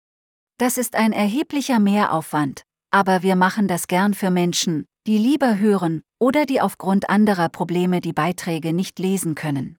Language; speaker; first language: German; native; German